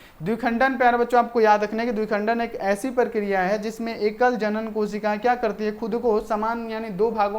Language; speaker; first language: Hindi; native; Hindi